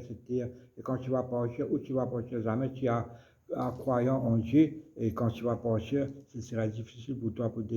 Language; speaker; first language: French; non-native, local second language; Morisyen